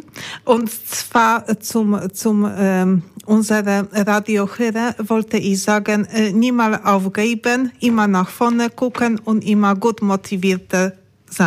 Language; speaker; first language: German; non-native, learner; Polish